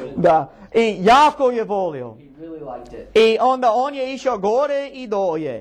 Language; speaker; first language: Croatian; non-native, learner; English